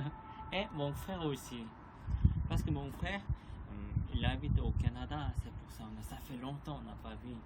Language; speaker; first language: French; non-native, learner; Korean